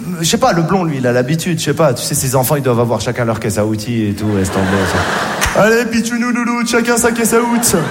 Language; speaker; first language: French; native; French